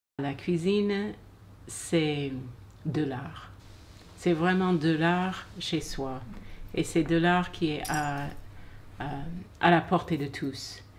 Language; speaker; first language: French; non-native, fluent; English